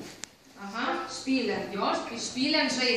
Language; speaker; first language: German; non-native, fluent; Lithuanian